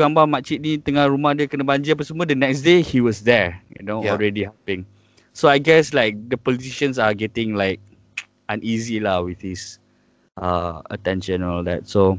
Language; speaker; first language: English; non-native, local second language; Malay